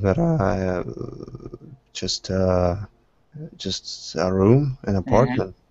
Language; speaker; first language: English; non-native, fluent; Russian